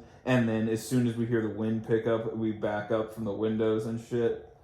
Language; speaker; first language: English; native; English